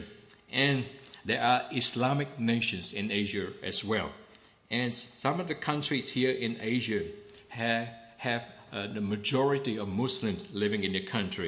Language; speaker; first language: English; non-native, local second language; Min Nan Chinese